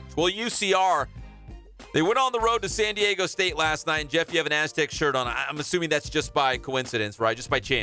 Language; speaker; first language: English; native; English